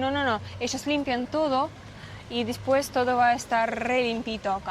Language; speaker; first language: Spanish; non-native, fluent; Russian